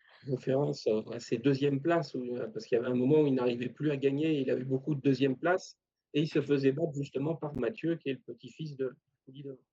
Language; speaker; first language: French; native; French